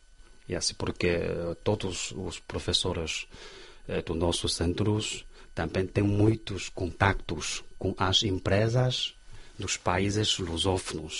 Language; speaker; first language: Portuguese; non-native, fluent; Chinese